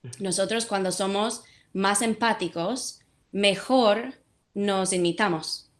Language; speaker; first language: Spanish; non-native, fluent; English